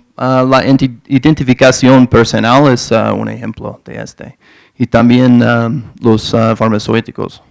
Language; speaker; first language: Spanish; non-native, fluent; English